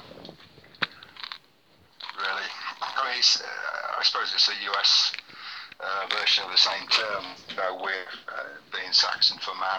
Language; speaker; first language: English; native; English